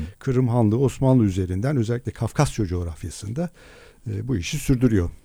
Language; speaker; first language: Turkish; non-native, local second language; Adyghe